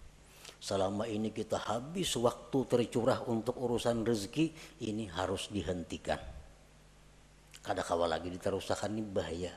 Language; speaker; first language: Indonesian; non-native, local second language; Banjar